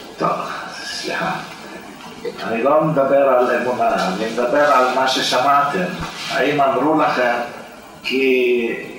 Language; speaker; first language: Hebrew; native; Hebrew